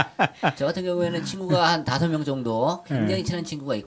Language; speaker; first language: Korean; native; Korean